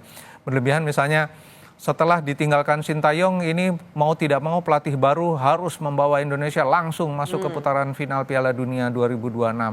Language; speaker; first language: Indonesian; native; Indonesian